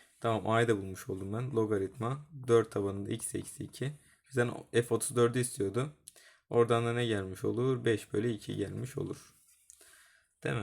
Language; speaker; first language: Turkish; native; Turkish